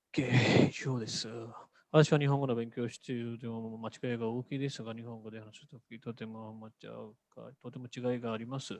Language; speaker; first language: Japanese; non-native, fluent; Hindi